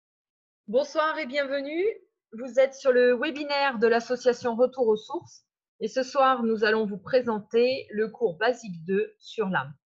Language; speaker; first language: French; native; French